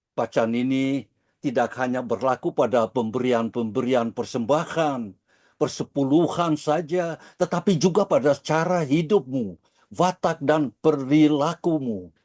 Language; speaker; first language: Indonesian; early bilingual, heritage; Dutch